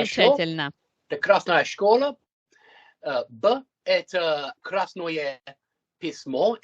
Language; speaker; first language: Russian; non-native, learner; English